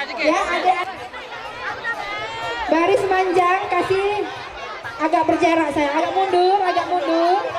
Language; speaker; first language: Malay; native; Malay